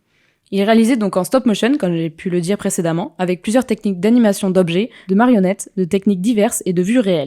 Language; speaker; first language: French; native; French